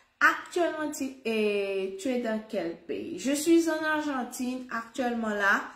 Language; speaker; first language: French; non-native, local second language; Haitian Creole